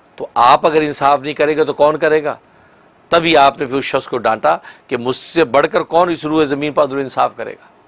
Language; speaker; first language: Urdu; native; Urdu